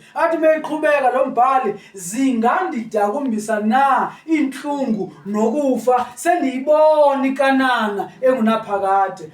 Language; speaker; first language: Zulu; non-native, local second language; Xhosa